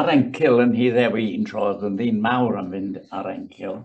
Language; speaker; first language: Welsh; native; Welsh